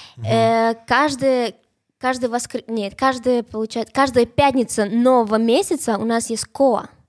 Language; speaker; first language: Russian; non-native, fluent; Spanish